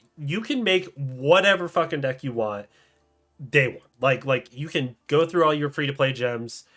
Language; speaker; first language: English; native; English